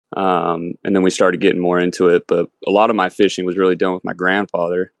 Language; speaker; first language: English; native; English